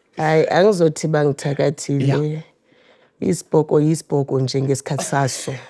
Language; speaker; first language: Zulu; non-native, local second language; Xhosa